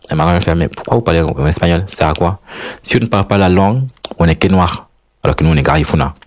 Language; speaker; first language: French; non-native, fluent; Spanish